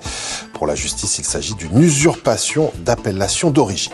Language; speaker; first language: French; native; French